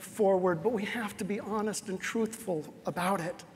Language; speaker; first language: English; native; English